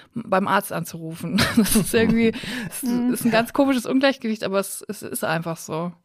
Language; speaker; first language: German; native; German